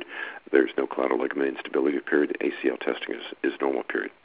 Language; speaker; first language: English; native; English